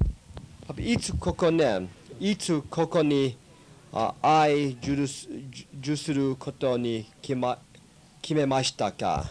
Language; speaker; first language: Japanese; early bilingual, heritage; English